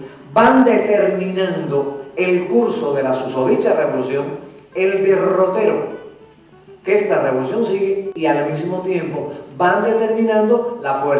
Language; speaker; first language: Spanish; native; Spanish